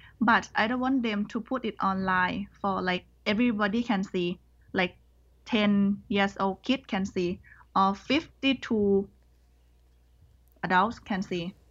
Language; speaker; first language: English; non-native, learner; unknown